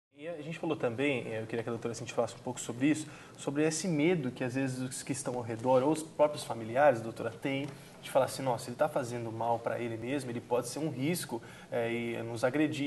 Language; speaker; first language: Portuguese; native; Portuguese